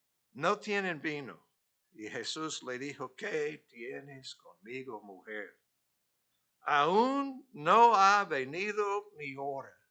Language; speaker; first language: Spanish; non-native, fluent; English